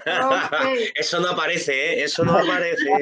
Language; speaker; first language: Spanish; native; Spanish